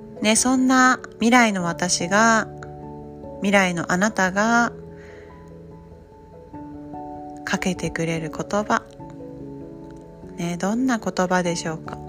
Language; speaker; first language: Japanese; native; Japanese